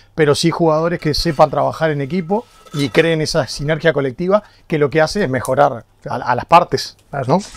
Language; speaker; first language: Spanish; native; Spanish